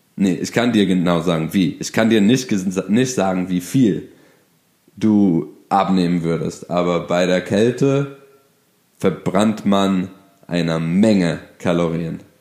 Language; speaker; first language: German; non-native, fluent; English